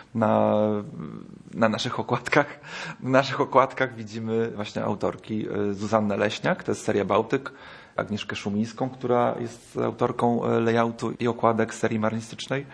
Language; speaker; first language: Polish; native; Polish